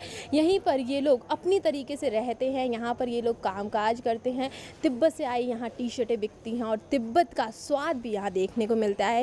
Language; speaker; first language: Hindi; native; Hindi